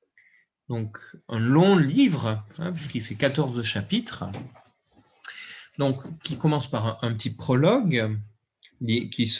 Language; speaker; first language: French; native; French